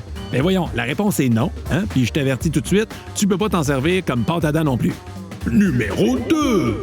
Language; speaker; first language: French; native; French